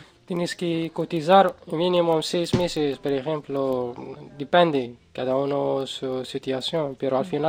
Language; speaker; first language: Spanish; non-native, learner; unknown